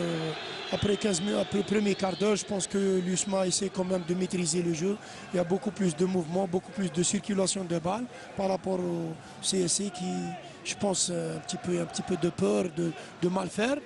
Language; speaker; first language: French; non-native, local second language; Arabic